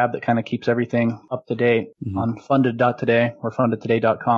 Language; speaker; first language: English; native; English